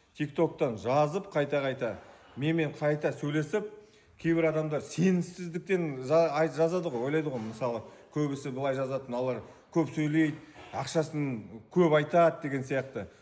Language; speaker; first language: Kazakh; non-native, local second language; Russian